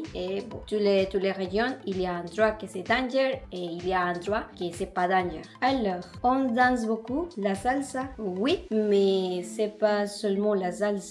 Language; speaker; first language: French; non-native, learner; Spanish